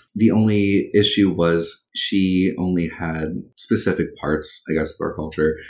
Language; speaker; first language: English; early bilingual, other home language; Spanish